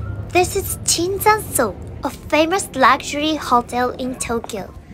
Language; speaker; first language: English; non-native, fluent; Japanese